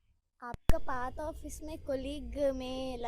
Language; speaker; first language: Hindi; non-native, local second language; Telugu